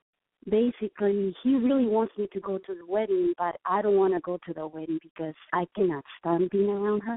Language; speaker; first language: English; non-native, fluent; Spanish